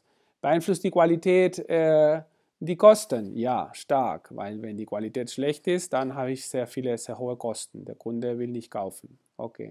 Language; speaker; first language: German; non-native, fluent; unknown